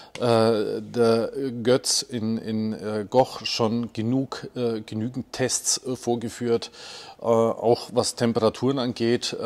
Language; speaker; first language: German; native; German